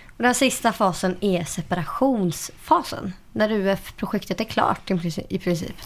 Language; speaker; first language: Swedish; native; Swedish